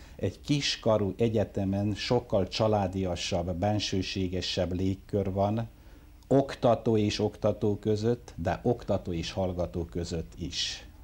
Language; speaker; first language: Hungarian; native; Hungarian